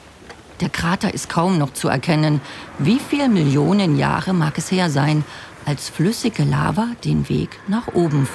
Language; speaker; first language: German; native; German